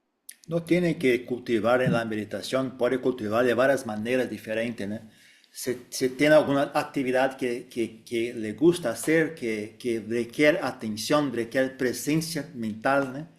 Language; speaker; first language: Spanish; non-native, fluent; Portuguese